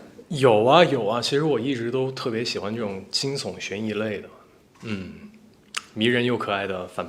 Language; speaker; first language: Chinese; native; Chinese